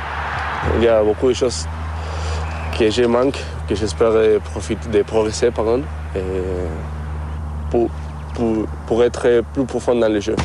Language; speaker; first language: French; non-native, fluent; Spanish